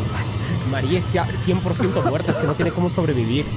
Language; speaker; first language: Spanish; native; Spanish